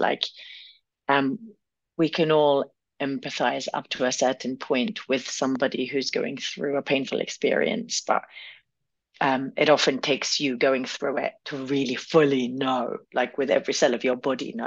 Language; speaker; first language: English; early bilingual, other home language; Arabic